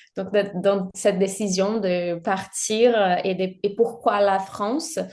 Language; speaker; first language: French; non-native, fluent; Portuguese